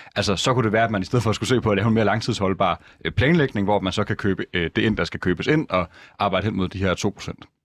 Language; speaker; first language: Danish; native; Danish